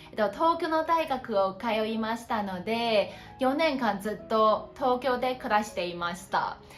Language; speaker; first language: Japanese; non-native, fluent; Chinese